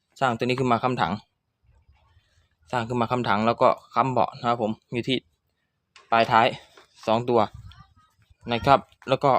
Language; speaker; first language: Thai; native; Thai